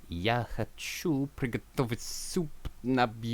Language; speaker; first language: Russian; non-native, learner; English